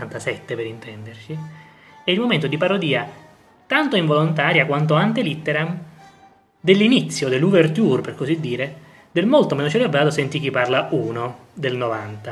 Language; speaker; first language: Italian; native; Italian